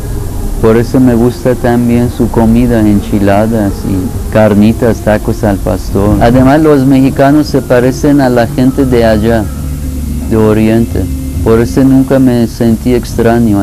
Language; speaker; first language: Spanish; non-native, fluent; Persian